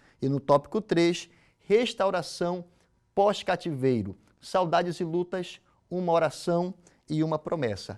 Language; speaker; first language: Portuguese; native; Portuguese